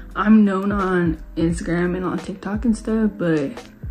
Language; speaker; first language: English; native; English